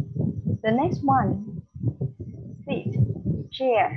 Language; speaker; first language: English; non-native, learner; Vietnamese